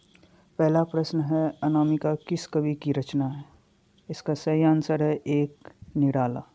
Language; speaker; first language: Hindi; native; Hindi